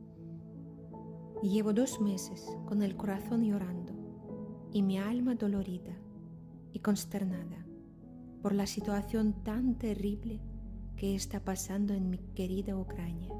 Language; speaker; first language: Spanish; non-native, fluent; Ukrainian